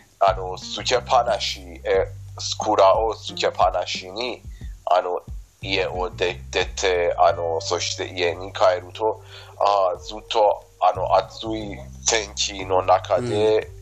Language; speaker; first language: Japanese; non-native, fluent; Persian